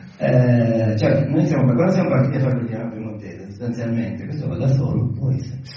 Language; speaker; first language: Italian; native; Italian